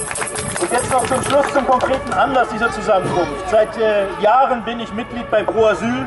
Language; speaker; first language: German; native; German